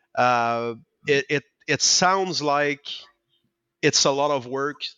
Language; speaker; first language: English; non-native, fluent; French